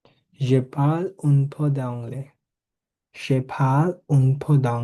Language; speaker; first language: French; non-native, learner; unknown